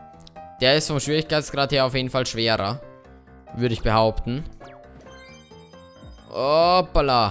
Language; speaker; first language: German; native; German